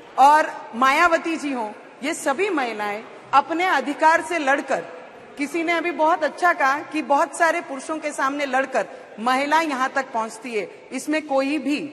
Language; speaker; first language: Hindi; native; Hindi